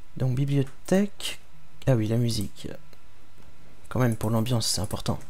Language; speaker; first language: French; native; French